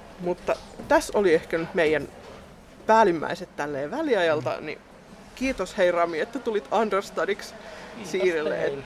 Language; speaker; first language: Finnish; native; Finnish